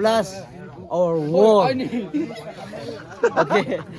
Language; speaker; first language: English; non-native, learner; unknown